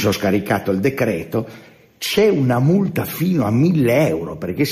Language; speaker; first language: Italian; native; Italian